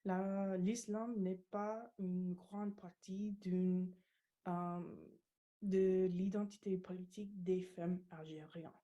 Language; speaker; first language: French; non-native, learner; English